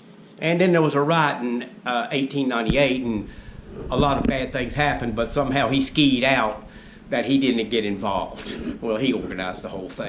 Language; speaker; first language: English; native; English